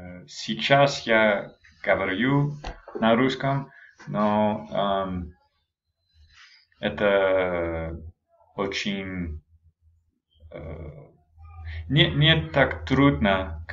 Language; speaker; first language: Russian; non-native, learner; English